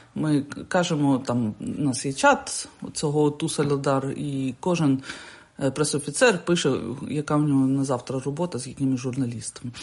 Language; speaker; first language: Ukrainian; native; Ukrainian